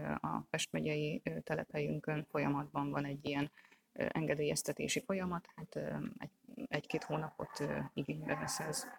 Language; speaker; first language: Hungarian; native; Hungarian